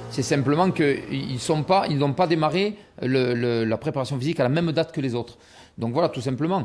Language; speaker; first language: French; native; French